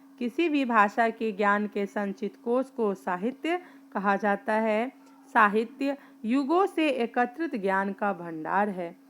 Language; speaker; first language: Hindi; native; Hindi